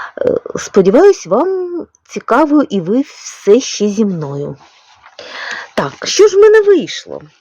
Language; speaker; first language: Ukrainian; non-native, local second language; Russian